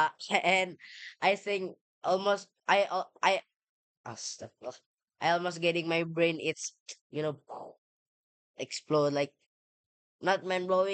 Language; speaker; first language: English; non-native, learner; Indonesian